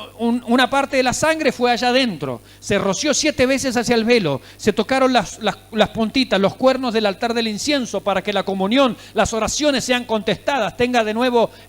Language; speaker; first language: Spanish; native; Spanish